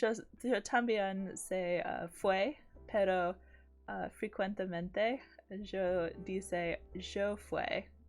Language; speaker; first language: Spanish; non-native, learner; English